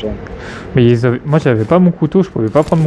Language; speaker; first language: French; native; French